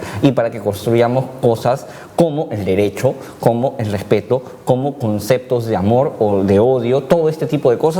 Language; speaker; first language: Spanish; native; Spanish